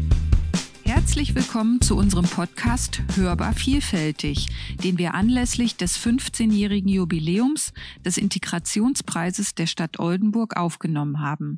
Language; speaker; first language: German; native; German